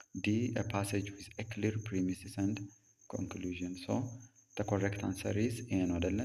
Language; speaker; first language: English; non-native, local second language; Amharic